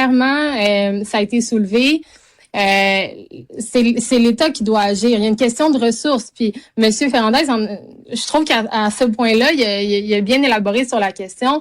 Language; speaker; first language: French; native; French